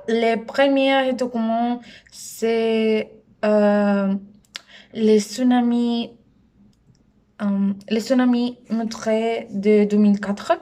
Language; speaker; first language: French; non-native, learner; Spanish